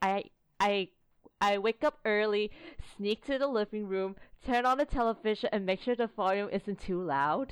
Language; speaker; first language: English; non-native, local second language; Cantonese